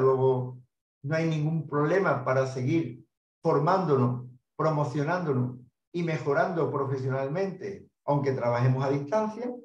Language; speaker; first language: Spanish; native; Spanish